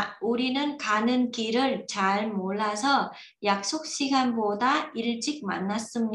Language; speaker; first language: Korean; non-native, learner; Vietnamese